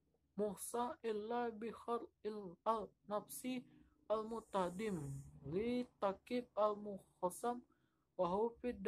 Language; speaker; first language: Arabic; non-native, learner; Indonesian